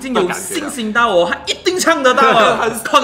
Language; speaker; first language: Chinese; native; Chinese